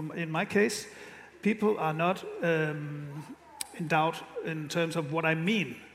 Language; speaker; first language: English; non-native, fluent; Danish